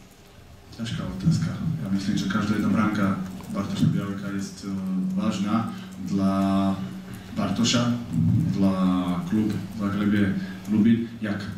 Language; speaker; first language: Polish; non-native, learner; Slovak